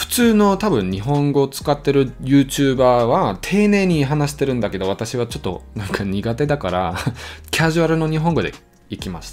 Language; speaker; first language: Japanese; non-native, learner; German